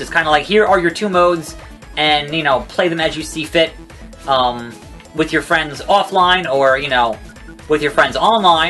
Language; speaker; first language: English; native; English